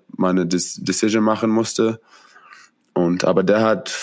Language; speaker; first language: German; non-native, fluent; English